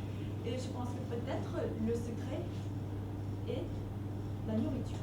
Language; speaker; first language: French; non-native, fluent; Thai